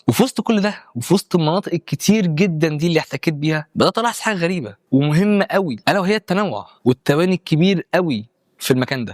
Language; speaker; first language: Arabic; native; Arabic